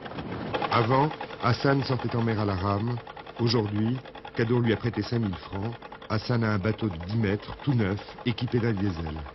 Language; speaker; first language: French; native; French